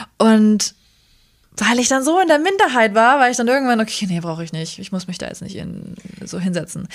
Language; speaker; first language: German; early bilingual, other home language; Kurdish